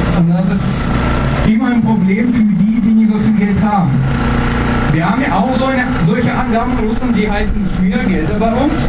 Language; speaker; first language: German; non-native, fluent; Russian